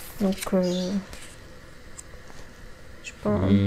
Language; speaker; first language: French; native; French